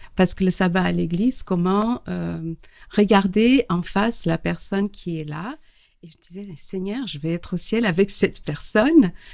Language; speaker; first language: French; non-native, fluent; Portuguese